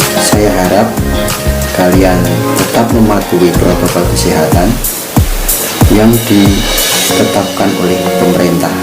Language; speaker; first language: Indonesian; native; Indonesian